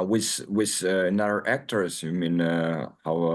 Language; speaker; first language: English; non-native, learner; Russian